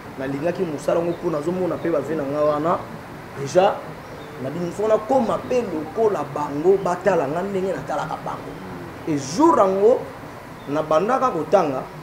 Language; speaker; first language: Lingala; native; Lingala